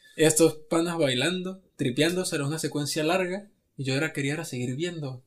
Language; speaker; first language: Spanish; native; Spanish